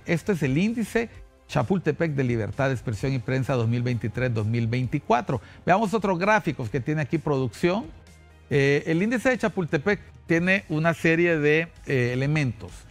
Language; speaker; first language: Spanish; native; Spanish